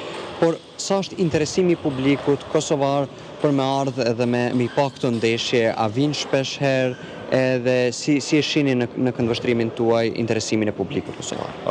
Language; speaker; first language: Albanian; native; Albanian